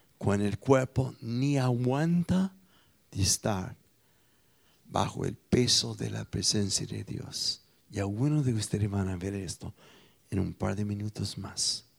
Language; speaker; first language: Spanish; non-native, fluent; English